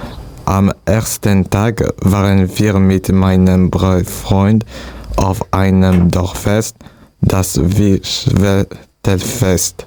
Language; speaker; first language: German; non-native, learner; French